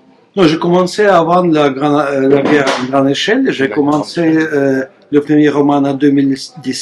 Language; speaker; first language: French; non-native, fluent; Russian